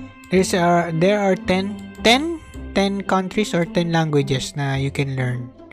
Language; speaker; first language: English; non-native, local second language; Filipino